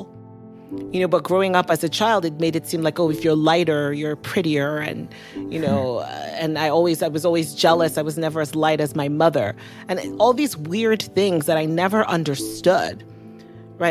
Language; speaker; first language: English; non-native, local second language; Yoruba